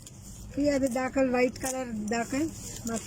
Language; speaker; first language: Arabic; non-native, learner; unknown